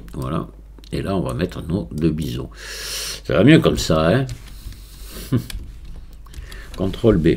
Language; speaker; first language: French; native; French